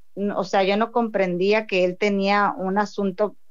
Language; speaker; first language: Spanish; native; Spanish